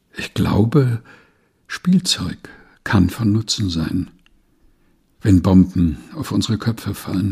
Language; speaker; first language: German; non-native, fluent; Portuguese